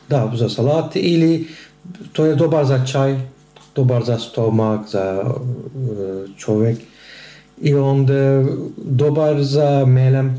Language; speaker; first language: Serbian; non-native, learner; Turkish